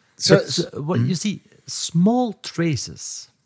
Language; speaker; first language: English; non-native, fluent; Dutch